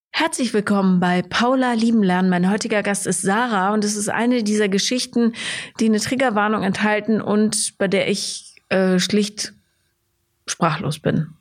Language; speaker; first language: German; native; German